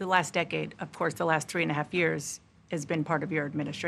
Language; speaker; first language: English; native; English